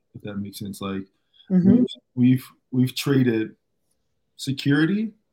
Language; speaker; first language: English; native; English